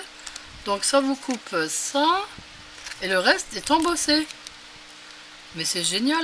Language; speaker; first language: French; native; French